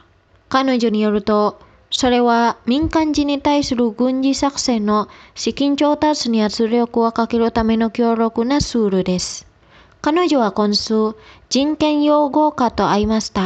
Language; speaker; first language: Japanese; non-native, fluent; Indonesian